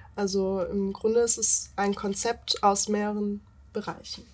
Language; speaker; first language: German; native; German